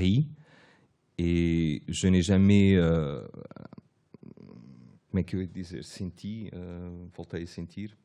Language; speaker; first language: French; early bilingual, other home language; Portuguese